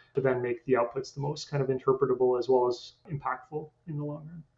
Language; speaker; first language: English; native; English